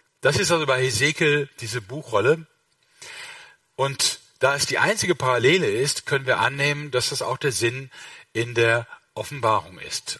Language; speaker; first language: German; native; German